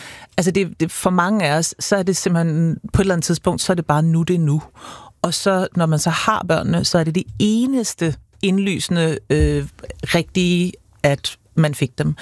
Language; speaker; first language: Danish; native; Danish